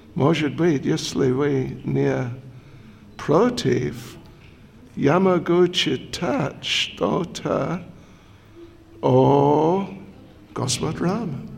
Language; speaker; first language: Russian; non-native, learner; English